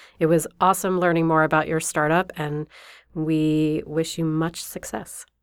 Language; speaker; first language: English; native; English